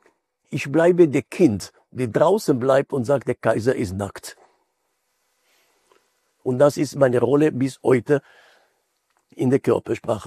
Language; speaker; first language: German; non-native, fluent; Hebrew